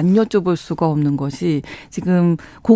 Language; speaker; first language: Korean; native; Korean